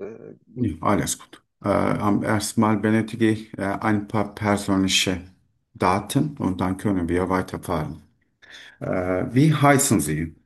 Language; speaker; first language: German; non-native, learner; Turkish